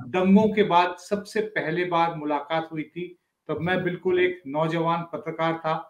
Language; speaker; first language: Hindi; native; Hindi